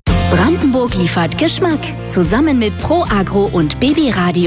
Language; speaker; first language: German; native; German